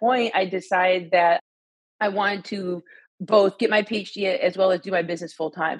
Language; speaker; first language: English; native; English